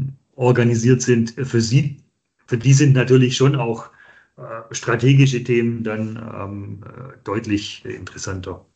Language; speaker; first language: German; native; German